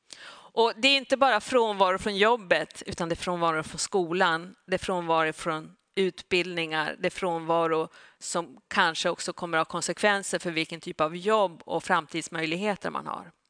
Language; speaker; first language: Swedish; native; Swedish